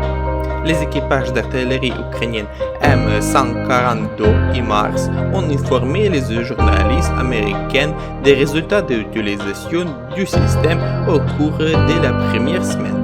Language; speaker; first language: French; non-native, fluent; Ukrainian